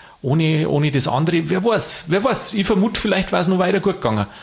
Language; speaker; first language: German; native; German